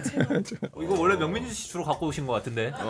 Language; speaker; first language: Korean; native; Korean